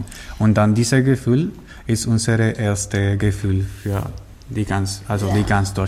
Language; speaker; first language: German; non-native, learner; Spanish